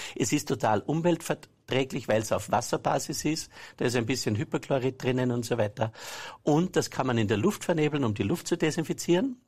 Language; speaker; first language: German; native; German